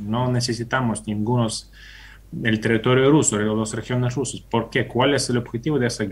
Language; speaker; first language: Spanish; non-native, fluent; Ukrainian